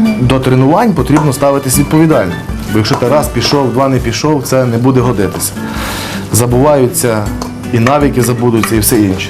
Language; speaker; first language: Ukrainian; native; Ukrainian